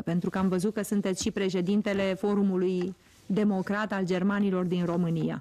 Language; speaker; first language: Romanian; native; Romanian